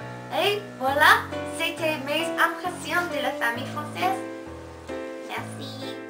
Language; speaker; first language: French; non-native, learner; Korean